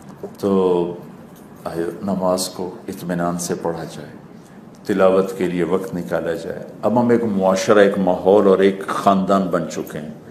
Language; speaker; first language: Urdu; non-native, local second language; Punjabi